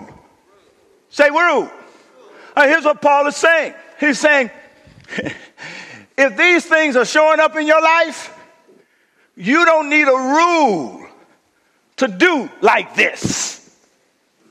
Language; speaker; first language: English; native; English